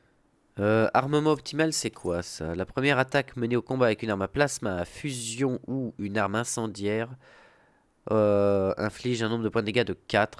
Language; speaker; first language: French; native; French